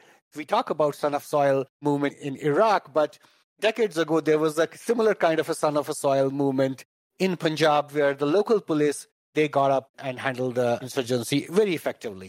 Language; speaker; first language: English; non-native, local second language; Kashmiri